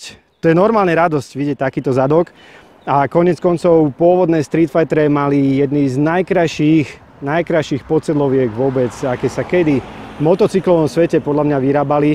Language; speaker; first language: Slovak; native; Slovak